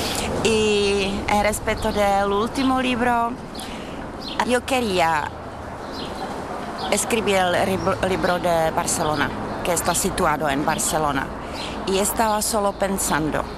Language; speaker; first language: Spanish; non-native, learner; Czech